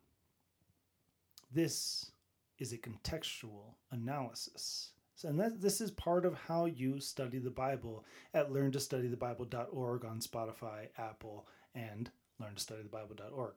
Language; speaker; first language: English; native; English